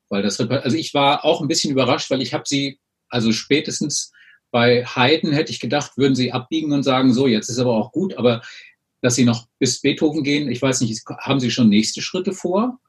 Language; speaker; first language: German; native; German